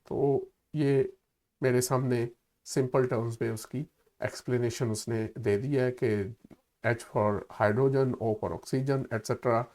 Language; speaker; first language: Urdu; native; Urdu